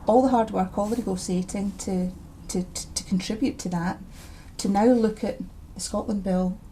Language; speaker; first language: English; native; English